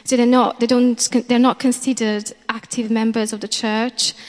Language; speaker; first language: English; non-native, fluent; Romanian